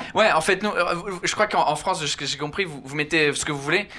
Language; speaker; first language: French; non-native, fluent; English